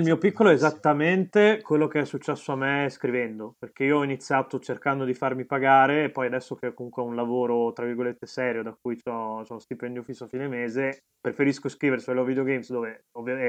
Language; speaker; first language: Italian; native; Italian